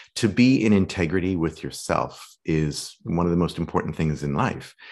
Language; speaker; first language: English; native; English